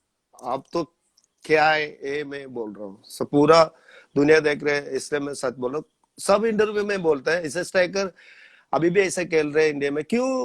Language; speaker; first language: Hindi; non-native, local second language; Malayalam